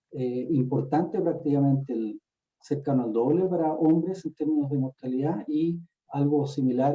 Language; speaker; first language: Spanish; native; Spanish